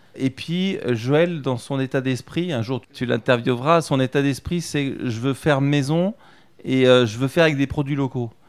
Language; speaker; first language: French; native; French